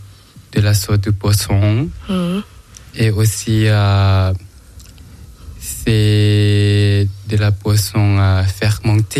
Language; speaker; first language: French; non-native, learner; Thai